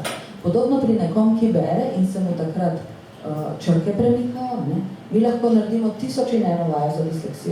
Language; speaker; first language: Slovenian; native; Slovenian